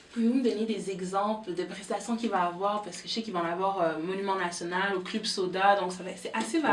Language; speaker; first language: French; native; French